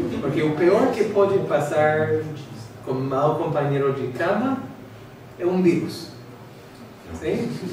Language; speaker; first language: Portuguese; non-native, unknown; English